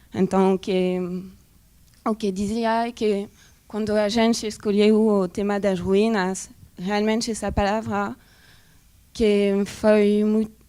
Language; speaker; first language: Portuguese; non-native, fluent; French